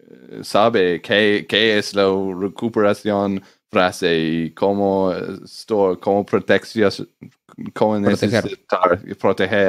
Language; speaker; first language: Spanish; non-native, learner; English